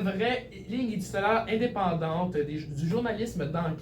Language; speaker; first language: French; native; French